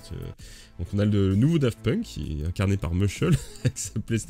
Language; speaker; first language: French; native; French